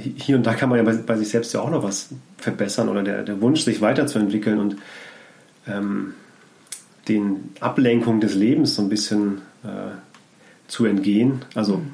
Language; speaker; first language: German; native; German